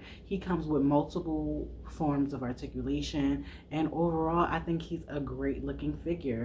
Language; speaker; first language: English; native; English